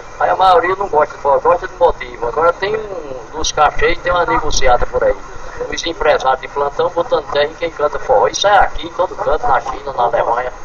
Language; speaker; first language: Portuguese; native; Portuguese